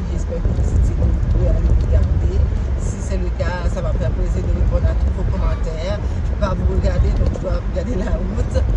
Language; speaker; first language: French; non-native, local second language; Haitian Creole